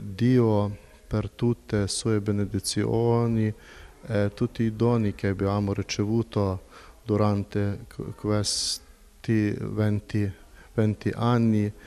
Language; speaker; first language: Italian; non-native, fluent; Ukrainian